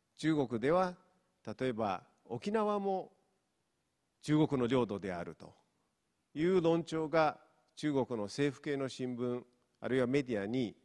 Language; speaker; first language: Japanese; non-native, fluent; Mongolian